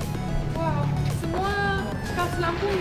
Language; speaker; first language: Indonesian; non-native, fluent; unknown